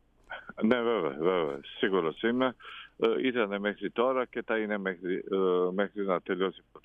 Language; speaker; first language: Greek; non-native, fluent; Croatian